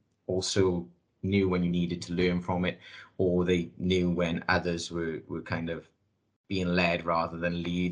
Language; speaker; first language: English; native; English